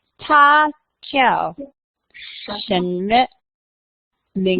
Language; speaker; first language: Chinese; non-native, learner; English